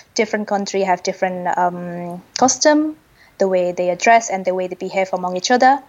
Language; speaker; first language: English; non-native, fluent; Indonesian